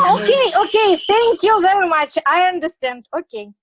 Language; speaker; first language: English; non-native, learner; Russian